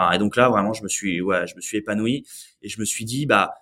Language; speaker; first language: French; native; French